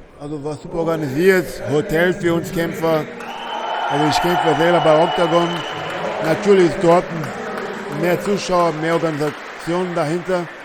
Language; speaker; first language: German; native; German